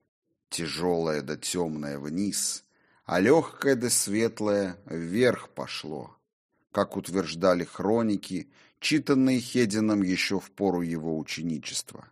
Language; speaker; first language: Russian; native; Russian